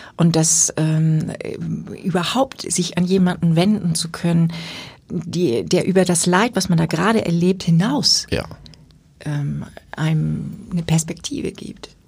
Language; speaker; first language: German; native; German